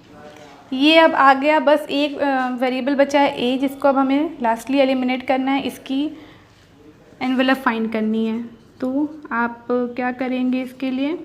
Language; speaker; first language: Hindi; native; Hindi